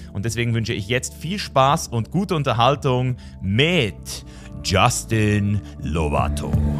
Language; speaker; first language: German; native; German